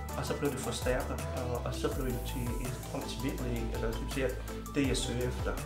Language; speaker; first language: Danish; early bilingual, other home language; Vietnamese